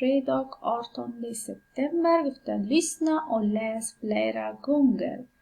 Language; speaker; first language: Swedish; non-native, learner; Persian